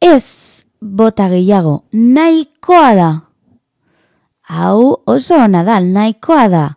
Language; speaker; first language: Basque; non-native, learner; Spanish